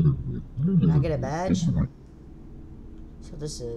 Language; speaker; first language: English; native; English